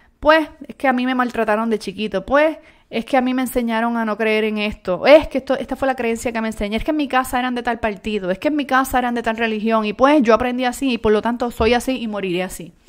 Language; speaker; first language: Spanish; native; Spanish